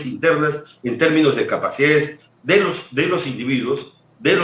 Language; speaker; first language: Spanish; native; Spanish